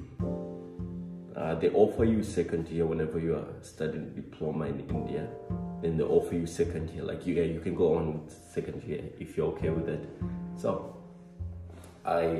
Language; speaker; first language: English; non-native, local second language; Swahili